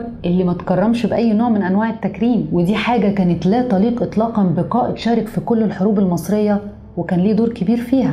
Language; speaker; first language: Arabic; native; Arabic